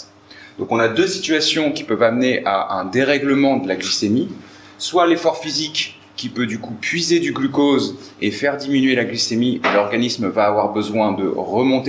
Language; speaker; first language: French; native; French